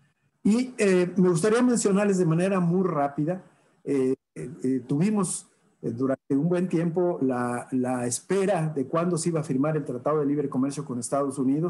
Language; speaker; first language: Spanish; native; Spanish